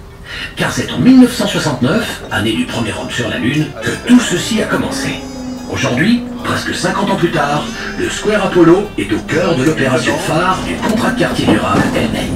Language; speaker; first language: French; native; French